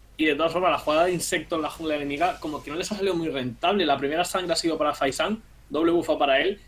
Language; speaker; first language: Spanish; native; Spanish